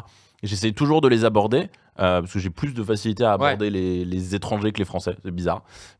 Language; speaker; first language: French; native; French